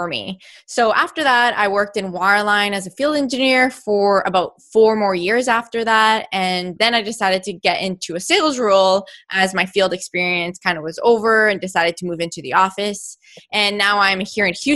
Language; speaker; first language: English; native; English